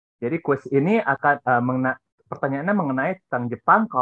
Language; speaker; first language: Indonesian; native; Indonesian